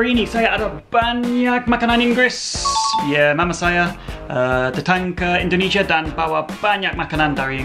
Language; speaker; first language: Indonesian; non-native, learner; English